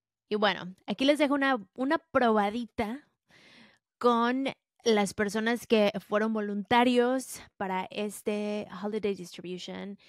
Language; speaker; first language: Spanish; early bilingual, other home language; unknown